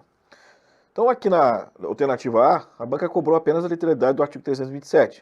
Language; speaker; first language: Portuguese; native; Portuguese